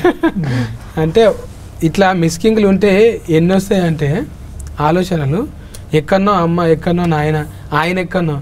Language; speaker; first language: Telugu; native; Telugu